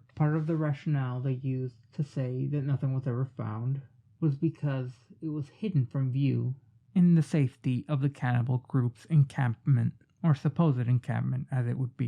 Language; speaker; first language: English; native; English